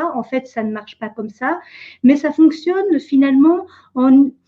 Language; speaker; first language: French; native; French